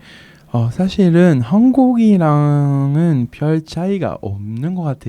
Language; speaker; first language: Korean; non-native, fluent; French